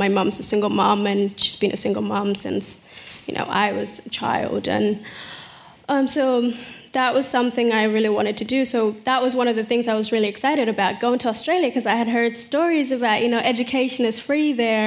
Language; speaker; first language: English; early bilingual, other home language; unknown